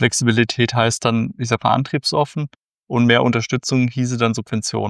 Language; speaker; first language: German; native; German